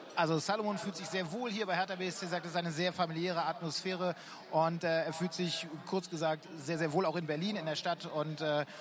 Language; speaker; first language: German; native; German